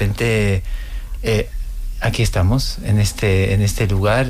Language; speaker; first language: Spanish; non-native, fluent; French